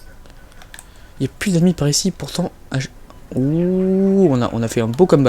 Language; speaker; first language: French; native; French